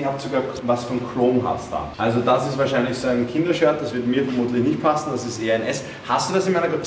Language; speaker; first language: German; native; German